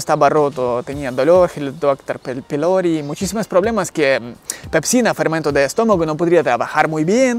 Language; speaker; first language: Spanish; non-native, learner; Ukrainian